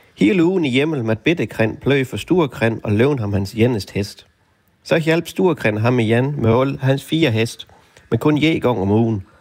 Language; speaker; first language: Danish; native; Danish